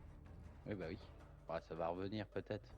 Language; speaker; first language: French; native; French